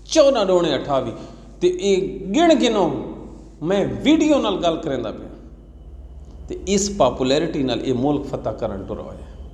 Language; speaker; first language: Urdu; non-native, local second language; Saraiki